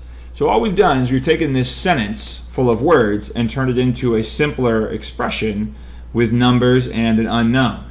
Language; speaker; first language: English; native; English